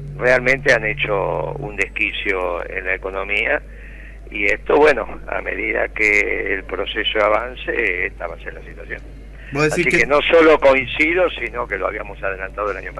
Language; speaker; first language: Spanish; native; Spanish